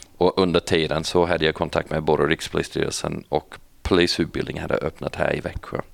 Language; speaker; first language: Swedish; non-native, fluent; English